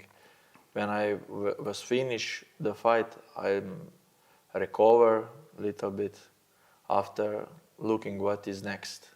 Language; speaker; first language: English; non-native, learner; Slovenian